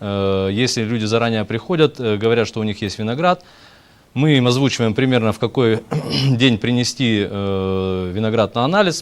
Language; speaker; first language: Russian; native; Russian